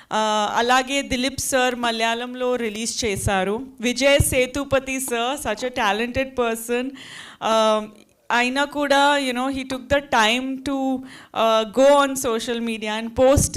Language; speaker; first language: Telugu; non-native, local second language; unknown